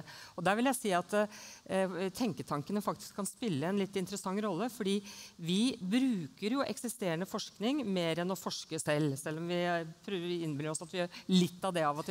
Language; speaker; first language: Norwegian; native; Norwegian